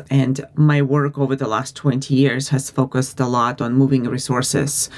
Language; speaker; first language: English; non-native, fluent; Russian